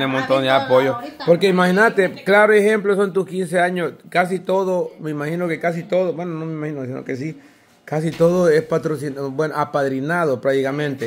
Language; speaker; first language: Spanish; native; Spanish